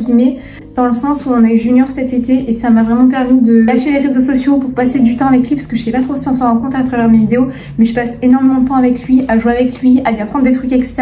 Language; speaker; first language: French; native; French